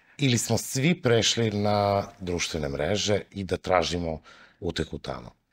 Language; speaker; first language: Serbian; native; Serbian